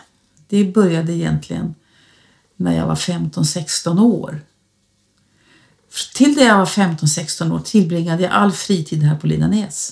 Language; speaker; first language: Swedish; native; Swedish